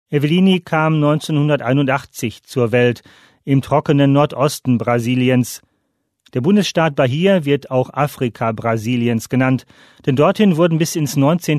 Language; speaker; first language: German; native; German